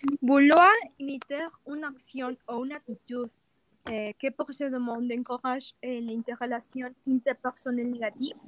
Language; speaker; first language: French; non-native, learner; Spanish